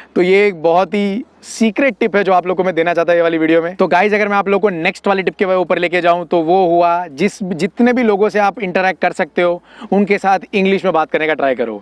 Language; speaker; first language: Hindi; non-native, local second language; Gujarati